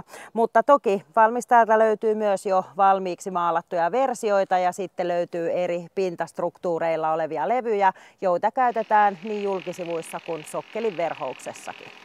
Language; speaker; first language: Finnish; native; Finnish